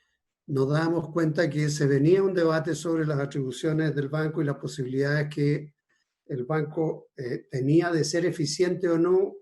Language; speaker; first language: Spanish; native; Spanish